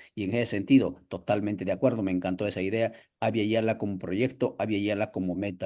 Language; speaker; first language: Spanish; native; Spanish